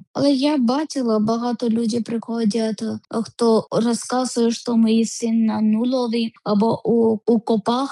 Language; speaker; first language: Ukrainian; non-native, learner; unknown